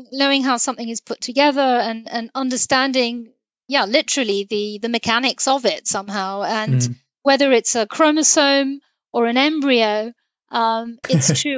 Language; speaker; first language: English; native; English